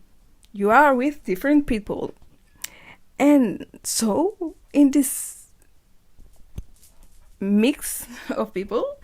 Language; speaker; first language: English; non-native, learner; French